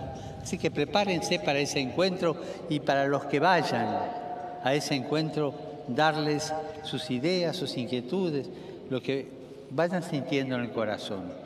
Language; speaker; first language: Spanish; native; Spanish